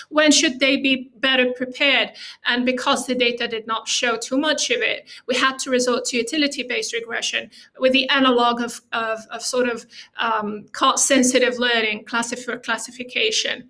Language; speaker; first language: English; non-native, fluent; Arabic